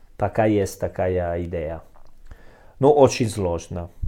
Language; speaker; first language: Russian; non-native, learner; Italian